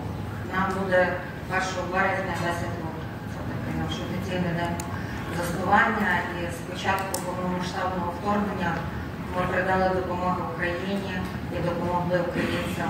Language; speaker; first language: Ukrainian; native; Ukrainian